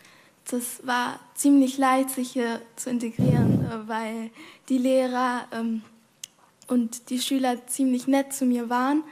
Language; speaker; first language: German; non-native, fluent; Arabic